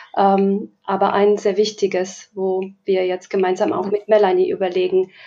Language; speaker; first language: German; non-native, fluent; Slovak